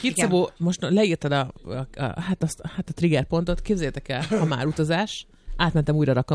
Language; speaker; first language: Hungarian; native; Hungarian